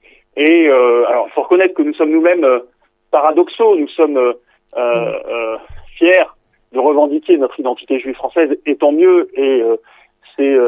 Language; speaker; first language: French; native; French